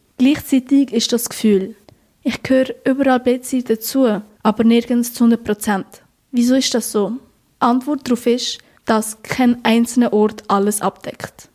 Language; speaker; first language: German; early bilingual, other home language; Spanish